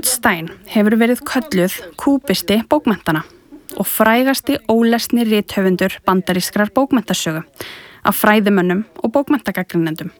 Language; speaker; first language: Icelandic; native; Icelandic